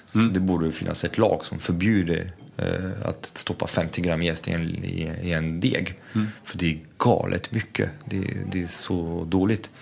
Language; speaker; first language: Swedish; non-native, fluent; French